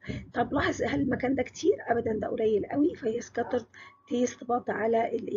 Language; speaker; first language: Arabic; native; Arabic